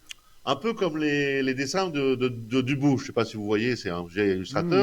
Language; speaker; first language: French; native; French